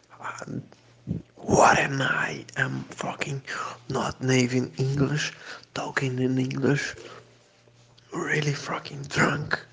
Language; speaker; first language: English; non-native, fluent; Portuguese